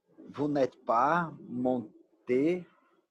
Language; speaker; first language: French; non-native, learner; Portuguese